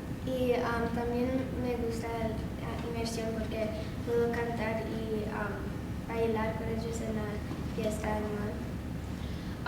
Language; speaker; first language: Spanish; non-native, learner; English